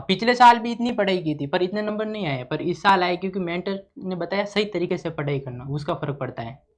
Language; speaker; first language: Hindi; native; Hindi